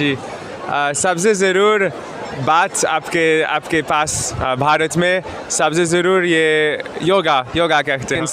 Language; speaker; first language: Hindi; non-native, learner; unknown